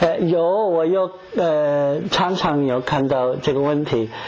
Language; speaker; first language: Chinese; non-native, fluent; English